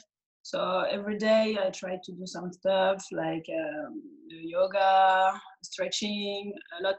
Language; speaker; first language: English; non-native, fluent; French